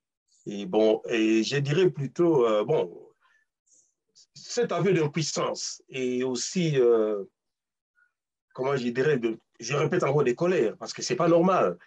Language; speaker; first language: French; non-native, local second language; Luba-Lulua